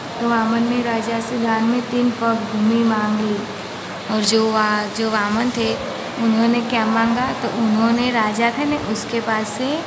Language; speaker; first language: Hindi; non-native, local second language; Gujarati